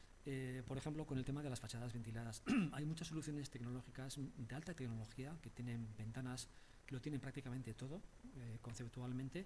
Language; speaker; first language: Spanish; native; Spanish